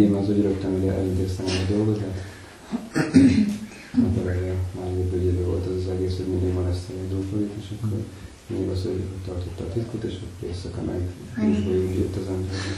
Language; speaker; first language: Hungarian; non-native, learner; English